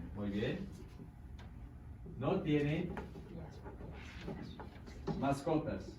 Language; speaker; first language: Spanish; non-native, fluent; English